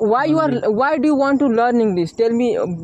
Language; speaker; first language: English; non-native, learner; Hindi